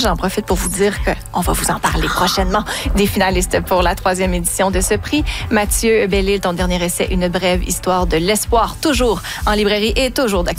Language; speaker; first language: French; native; French